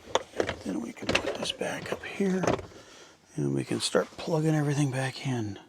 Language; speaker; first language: English; native; English